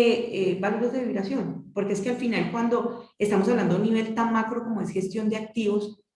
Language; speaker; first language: Spanish; native; Spanish